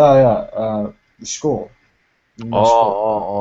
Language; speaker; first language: Russian; non-native, learner; Tamil